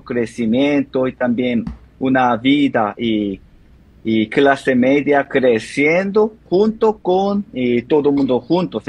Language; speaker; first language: Spanish; non-native, learner; Korean